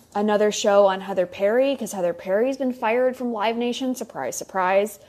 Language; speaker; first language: English; native; English